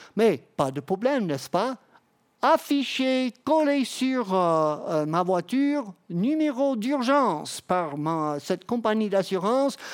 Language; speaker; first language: French; non-native, fluent; English